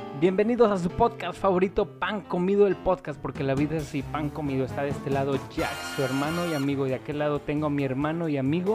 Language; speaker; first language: Spanish; native; Spanish